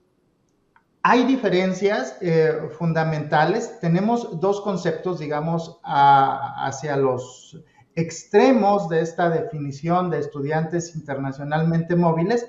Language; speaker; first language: Spanish; native; Spanish